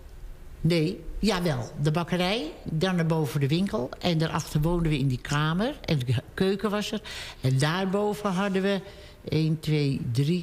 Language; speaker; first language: Dutch; native; Dutch